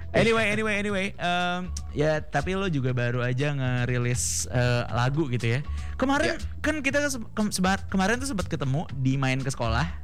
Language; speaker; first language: Indonesian; native; Indonesian